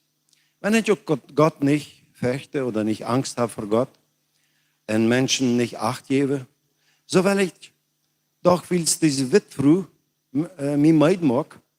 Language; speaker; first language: German; non-native, learner; Plautdietsch